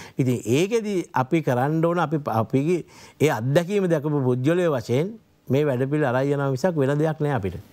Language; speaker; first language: Sinhala; native; Sinhala